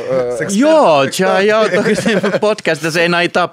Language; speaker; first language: Lithuanian; non-native, learner; Finnish